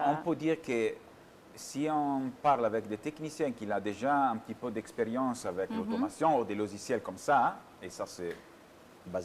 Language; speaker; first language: French; non-native, fluent; Italian